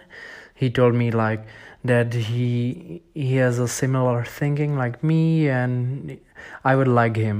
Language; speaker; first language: English; non-native, fluent; Czech